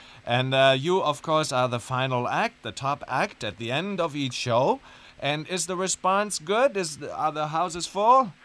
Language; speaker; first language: English; non-native, fluent; German